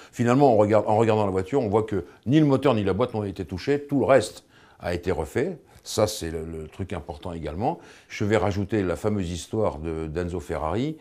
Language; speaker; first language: French; native; French